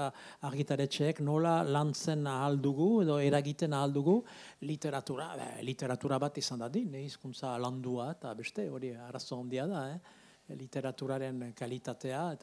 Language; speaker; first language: Basque; native; Basque